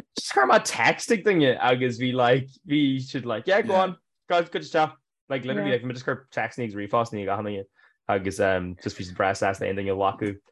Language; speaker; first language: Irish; native; Irish